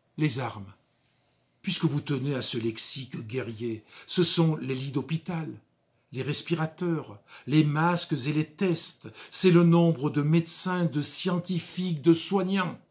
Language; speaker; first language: French; native; French